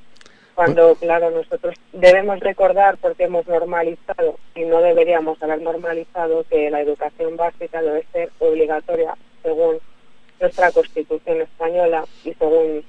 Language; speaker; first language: Spanish; native; Spanish